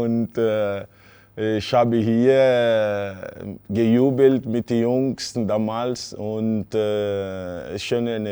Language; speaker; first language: German; non-native, fluent; Portuguese